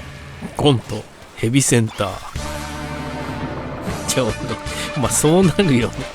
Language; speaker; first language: Japanese; native; Japanese